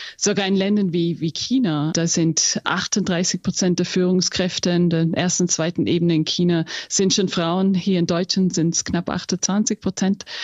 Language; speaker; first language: German; non-native, fluent; English